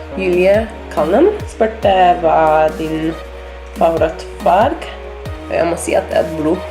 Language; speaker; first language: Norwegian; non-native, learner; English